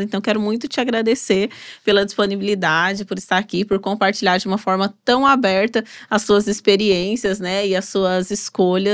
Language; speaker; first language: Portuguese; native; Portuguese